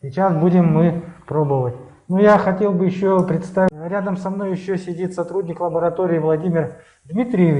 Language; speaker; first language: Russian; native; Russian